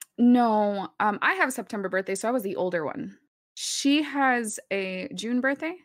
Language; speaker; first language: English; early bilingual, other home language; Spanish